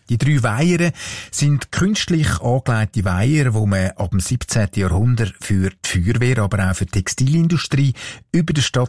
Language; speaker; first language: German; native; German